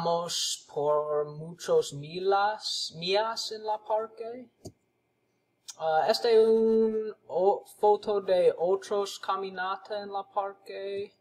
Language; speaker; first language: Spanish; non-native, learner; English